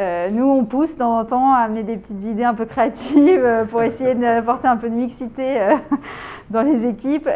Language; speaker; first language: French; native; French